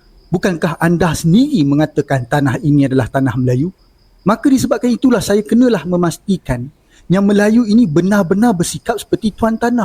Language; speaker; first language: Malay; native; Malay